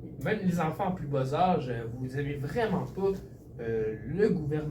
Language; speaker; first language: French; native; French